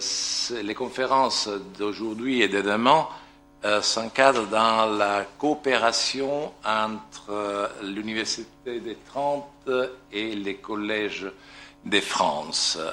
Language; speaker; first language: French; non-native, fluent; Italian